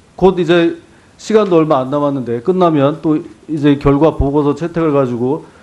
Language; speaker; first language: Korean; native; Korean